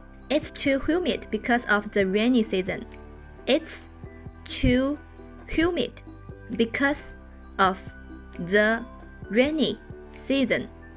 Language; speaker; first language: English; non-native, fluent; Chinese